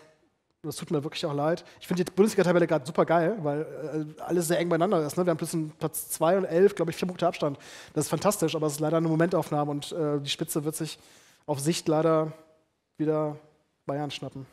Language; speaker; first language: German; native; German